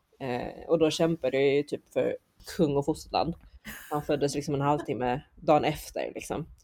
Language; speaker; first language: Swedish; native; Swedish